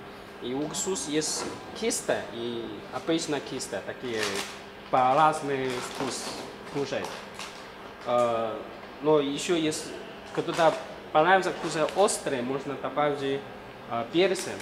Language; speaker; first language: Russian; non-native, learner; Chinese